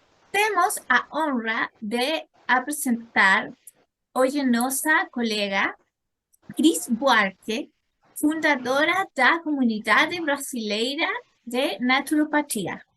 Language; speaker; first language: Portuguese; non-native, learner; Spanish